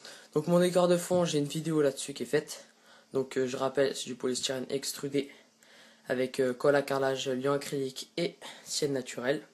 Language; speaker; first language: French; native; French